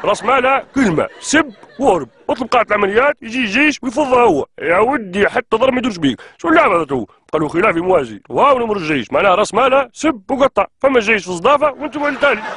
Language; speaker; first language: Arabic; native; Arabic